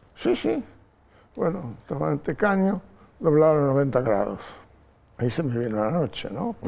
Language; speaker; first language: Spanish; non-native, fluent; Polish